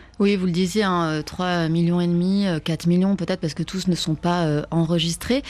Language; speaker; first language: French; native; French